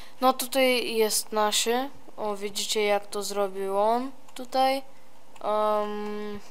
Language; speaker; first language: Polish; early bilingual, heritage; Polish